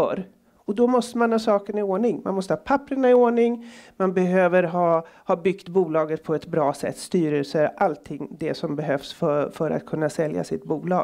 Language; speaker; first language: Swedish; native; Swedish